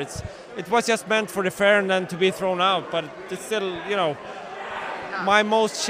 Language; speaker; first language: English; non-native, fluent; Swedish